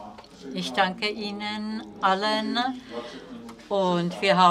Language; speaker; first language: German; non-native, fluent; Czech